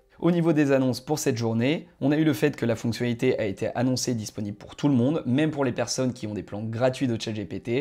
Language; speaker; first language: French; native; French